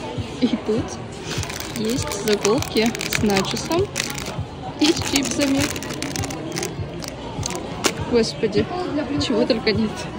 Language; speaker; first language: Russian; native; Russian